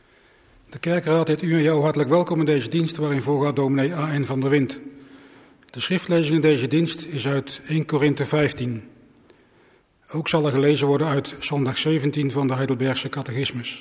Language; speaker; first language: Dutch; native; Dutch